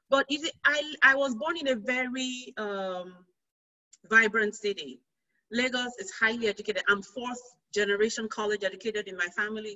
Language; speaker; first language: English; non-native, local second language; Yoruba